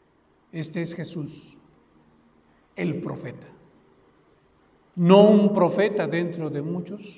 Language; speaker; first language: Spanish; native; Spanish